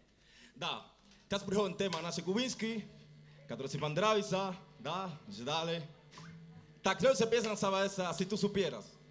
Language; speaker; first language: Russian; non-native, learner; Spanish